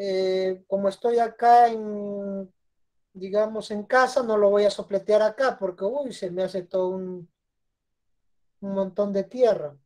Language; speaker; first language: Spanish; native; Spanish